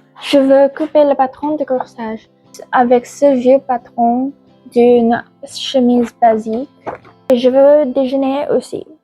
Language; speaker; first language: French; non-native, learner; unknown